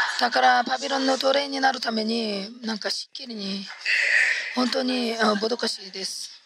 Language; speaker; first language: Japanese; non-native, fluent; Korean